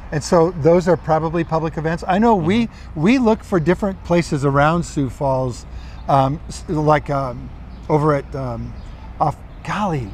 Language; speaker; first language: English; native; English